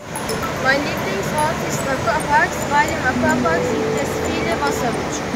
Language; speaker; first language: German; non-native, learner; Turkish